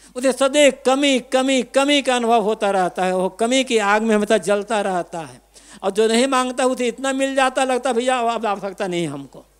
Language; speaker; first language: Hindi; native; Hindi